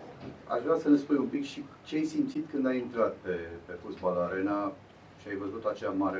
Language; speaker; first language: Romanian; native; Romanian